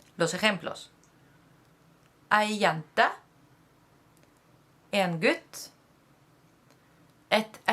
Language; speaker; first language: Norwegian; non-native, fluent; Spanish